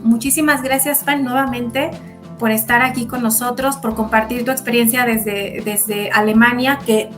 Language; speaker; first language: Spanish; native; Spanish